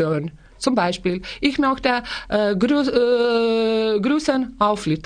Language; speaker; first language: German; non-native, learner; Lithuanian